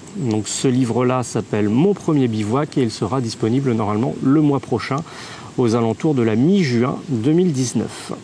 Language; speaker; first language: French; native; French